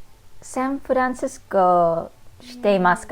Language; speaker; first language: Japanese; non-native, fluent; English